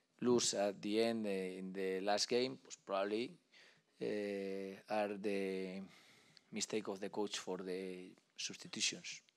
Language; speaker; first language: English; non-native, learner; Spanish